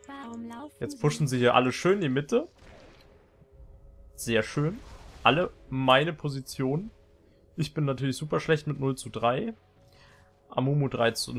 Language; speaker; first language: German; native; German